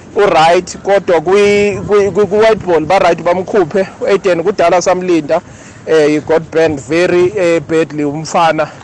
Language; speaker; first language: Zulu; non-native, local second language; South Ndebele